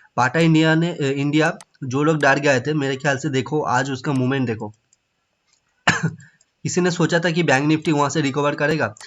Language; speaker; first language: Hindi; non-native, local second language; Bangla